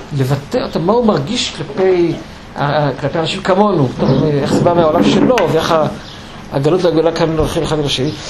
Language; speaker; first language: Hebrew; non-native, fluent; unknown